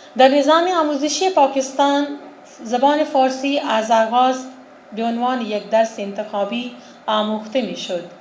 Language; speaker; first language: Persian; non-native, fluent; Urdu